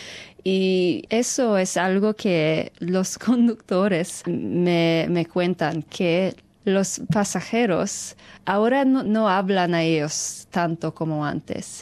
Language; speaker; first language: Spanish; non-native, fluent; English